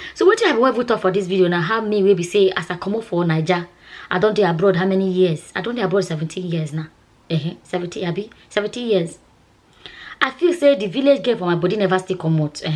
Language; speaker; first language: Nigerian Pidgin; non-native, local second language; Igbo